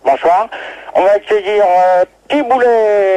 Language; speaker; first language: French; native; French